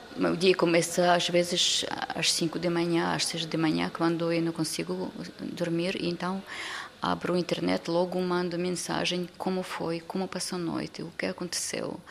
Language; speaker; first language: Portuguese; non-native, fluent; Ukrainian